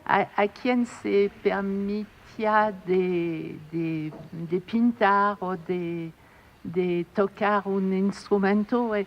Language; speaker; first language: Spanish; non-native, fluent; French